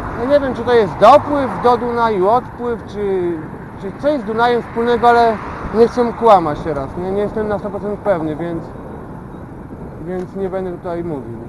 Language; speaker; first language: Polish; native; Polish